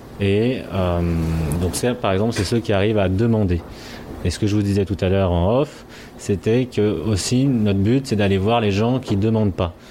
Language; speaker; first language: French; native; French